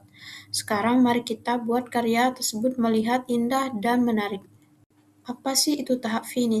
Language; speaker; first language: Indonesian; native; Indonesian